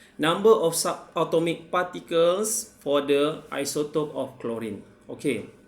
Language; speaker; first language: English; non-native, local second language; Malay